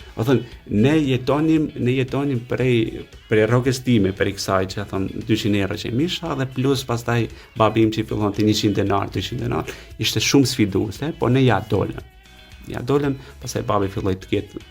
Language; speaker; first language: Albanian; native; Albanian